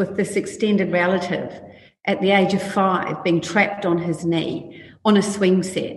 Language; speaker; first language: English; native; English